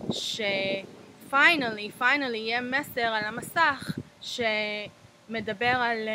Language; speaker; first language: Hebrew; early bilingual, heritage; Hebrew